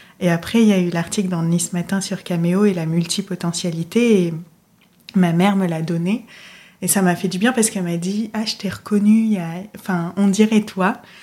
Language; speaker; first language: French; native; French